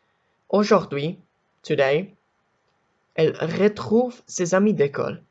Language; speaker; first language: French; non-native, learner; Spanish